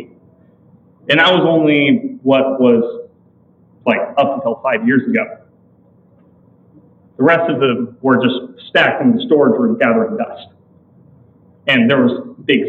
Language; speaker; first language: English; native; English